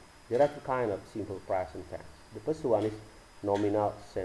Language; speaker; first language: English; non-native, learner; Indonesian